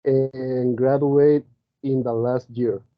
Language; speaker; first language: English; non-native, learner; Spanish